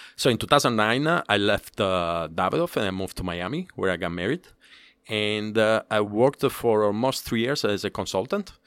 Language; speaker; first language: English; non-native, fluent; Italian